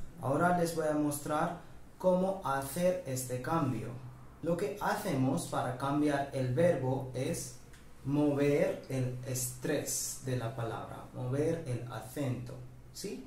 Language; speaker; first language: Spanish; non-native, fluent; Hindi